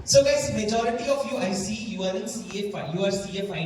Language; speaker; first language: English; non-native, local second language; Hindi